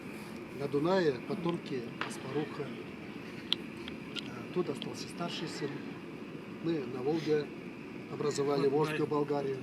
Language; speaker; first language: Russian; non-native, local second language; Chuvash